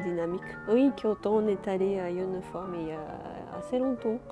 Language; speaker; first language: French; non-native, learner; Japanese